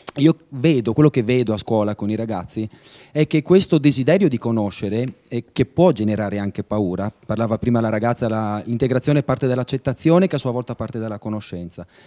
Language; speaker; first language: Italian; native; Italian